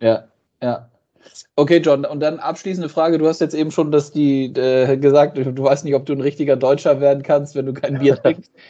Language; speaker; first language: German; native; German